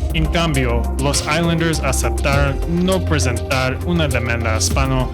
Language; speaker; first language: Spanish; non-native, fluent; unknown